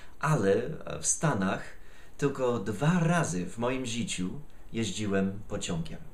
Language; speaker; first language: Polish; non-native, fluent; English